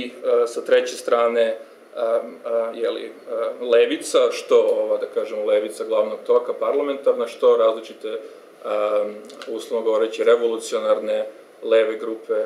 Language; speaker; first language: Serbian; native; Serbian